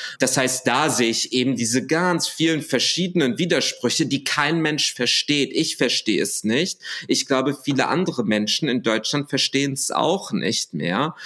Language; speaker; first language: German; early bilingual, other home language; Arabic